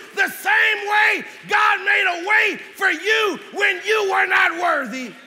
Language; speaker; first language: English; native; English